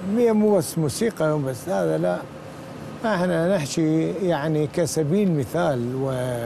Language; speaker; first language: Arabic; native; Arabic